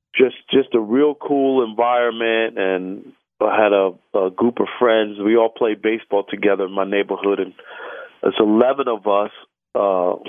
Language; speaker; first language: English; native; English